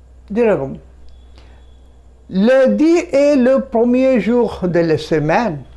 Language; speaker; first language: French; non-native, fluent; Bangla